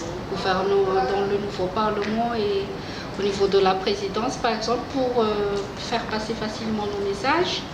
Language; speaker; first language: French; non-native, local second language; Malagasy